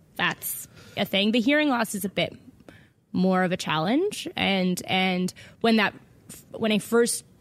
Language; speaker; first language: English; native; English